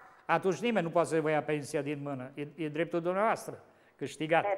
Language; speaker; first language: Romanian; native; Romanian